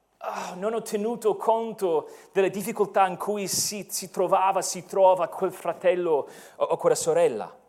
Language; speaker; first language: Italian; non-native, fluent; English